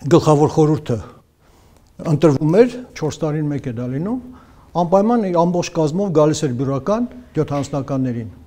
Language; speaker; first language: Armenian; native; Armenian